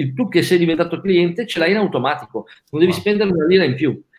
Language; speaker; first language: Italian; native; Italian